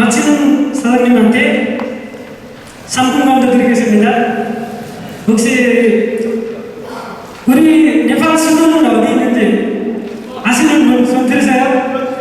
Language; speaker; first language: Korean; non-native, learner; Nepali